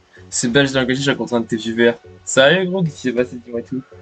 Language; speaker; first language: French; native; French